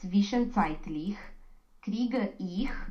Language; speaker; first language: German; non-native, learner; Romanian